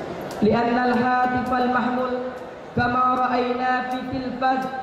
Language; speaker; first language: Arabic; non-native, learner; Achinese